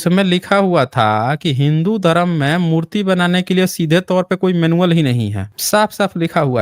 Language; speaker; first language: Hindi; native; Hindi